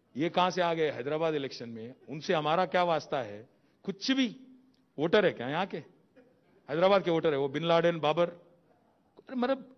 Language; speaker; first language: Hindi; non-native, local second language; Telugu